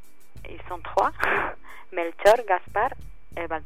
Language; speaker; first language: French; non-native, learner; Spanish